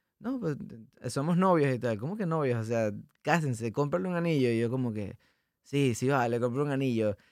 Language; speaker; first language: Spanish; native; Spanish